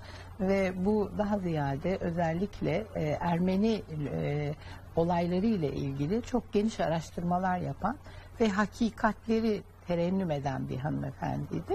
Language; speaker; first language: Turkish; native; Turkish